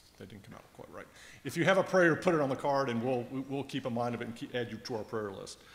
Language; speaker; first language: English; native; English